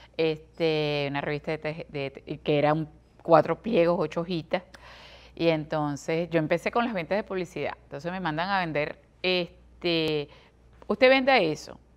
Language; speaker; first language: Spanish; native; Spanish